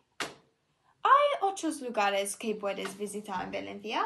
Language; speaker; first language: Spanish; non-native, learner; English